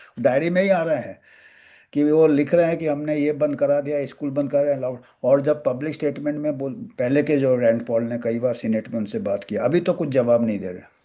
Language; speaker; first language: Hindi; non-native, local second language; Bangla